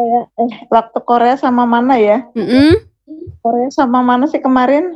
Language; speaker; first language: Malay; non-native, local second language; Javanese